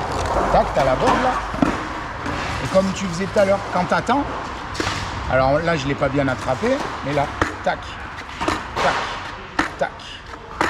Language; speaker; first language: French; native; French